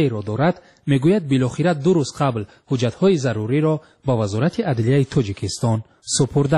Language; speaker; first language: Tajik; native; Tajik